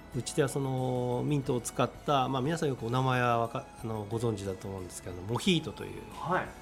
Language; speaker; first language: Japanese; native; Japanese